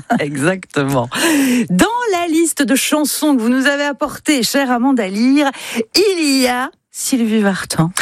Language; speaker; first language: French; native; French